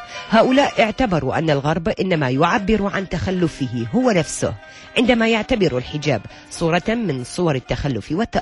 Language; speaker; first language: Arabic; native; Arabic